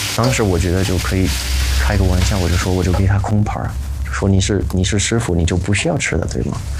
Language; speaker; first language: Chinese; non-native, fluent; English